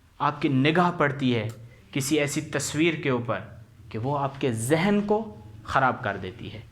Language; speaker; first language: Urdu; non-native, local second language; Punjabi